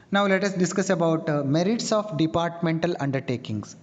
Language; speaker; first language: English; non-native, local second language; Kannada